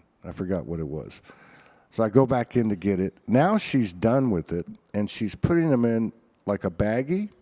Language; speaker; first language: English; native; English